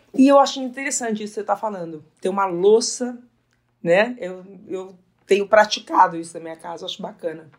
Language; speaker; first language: Portuguese; native; Portuguese